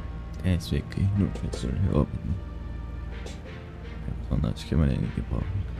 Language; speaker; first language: German; native; German